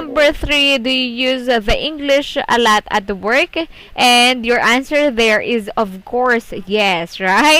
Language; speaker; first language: English; non-native, local second language; Filipino